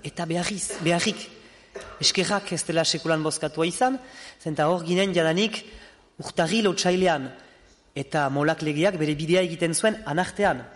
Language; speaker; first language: Basque; native; Basque